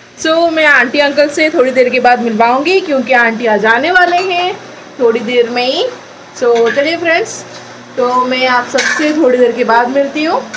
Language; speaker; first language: Hindi; non-native, local second language; Odia